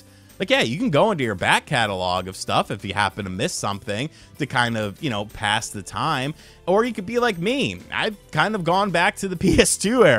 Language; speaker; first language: English; native; English